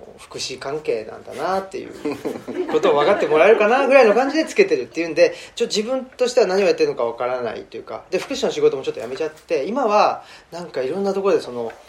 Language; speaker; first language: Japanese; native; Japanese